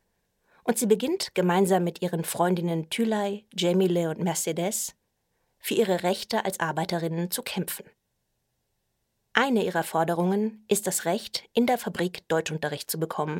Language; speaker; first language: German; native; German